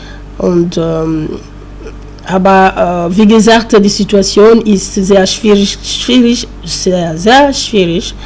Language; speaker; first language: German; non-native, learner; French